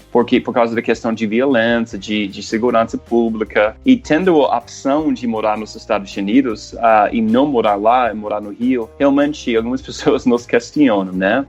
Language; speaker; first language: Portuguese; non-native, fluent; English